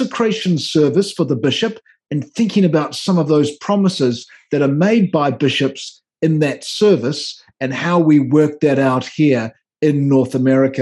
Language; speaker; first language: English; native; English